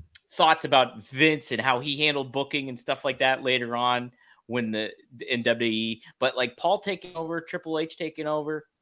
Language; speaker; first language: English; native; English